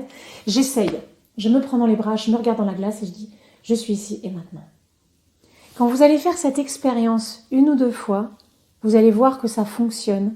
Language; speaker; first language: French; native; French